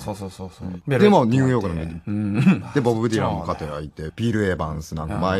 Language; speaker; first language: Japanese; native; Japanese